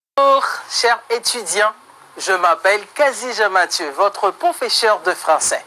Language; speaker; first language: French; non-native, fluent; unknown